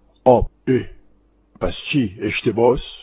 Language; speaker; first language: Persian; non-native, fluent; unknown